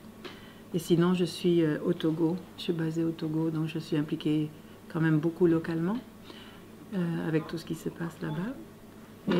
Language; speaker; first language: French; native; French